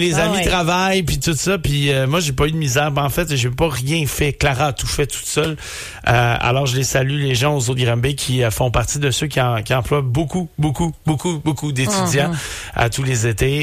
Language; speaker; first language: French; native; French